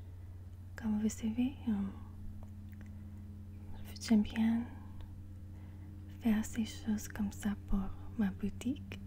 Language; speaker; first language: French; non-native, learner; English